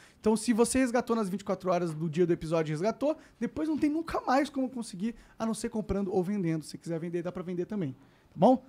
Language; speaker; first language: Portuguese; native; Portuguese